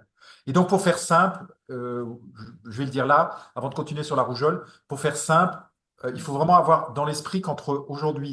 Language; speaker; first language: French; native; French